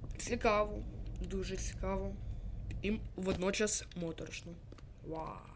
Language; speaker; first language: Ukrainian; non-native, local second language; Russian